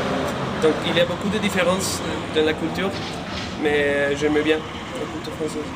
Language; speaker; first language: French; non-native, learner; Spanish